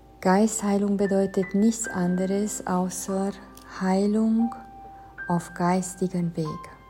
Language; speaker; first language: German; non-native, fluent; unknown